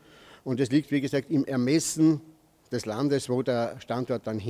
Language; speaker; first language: German; native; German